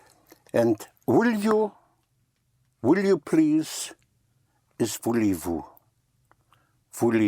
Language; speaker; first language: French; non-native, fluent; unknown